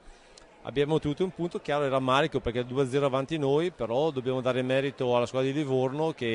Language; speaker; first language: Italian; native; Italian